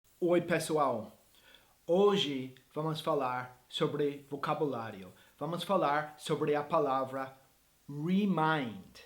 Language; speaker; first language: Portuguese; non-native, fluent; English